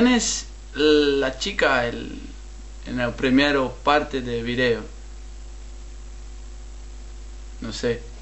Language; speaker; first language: Spanish; early bilingual, heritage; Spanish